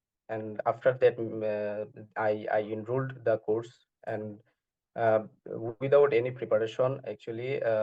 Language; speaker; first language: English; non-native, learner; Bangla